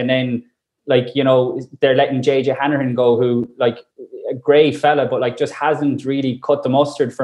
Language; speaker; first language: English; native; English